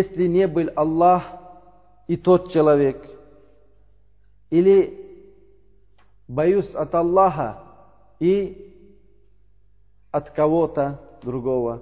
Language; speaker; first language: Russian; non-native, learner; Uzbek